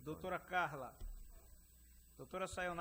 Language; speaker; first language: Portuguese; native; Portuguese